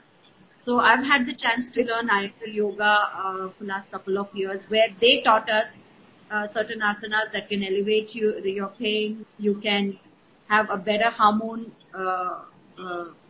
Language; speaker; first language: English; non-native, local second language; Hindi